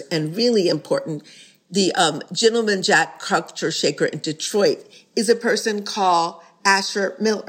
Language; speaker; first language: English; native; English